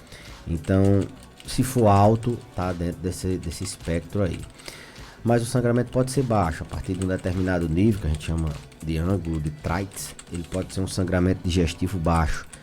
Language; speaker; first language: Portuguese; native; Portuguese